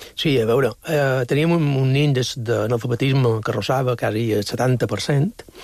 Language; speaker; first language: Catalan; native; Catalan